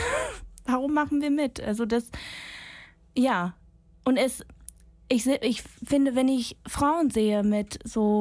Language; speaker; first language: German; non-native, fluent; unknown